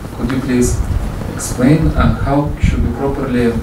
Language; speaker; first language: English; non-native, fluent; Russian